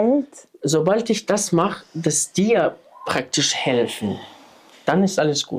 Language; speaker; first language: German; non-native, fluent; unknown